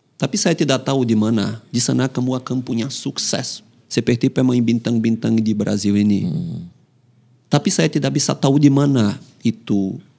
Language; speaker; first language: Indonesian; non-native, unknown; Portuguese